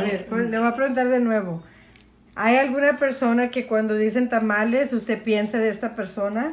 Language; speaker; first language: Spanish; early bilingual, heritage; Spanish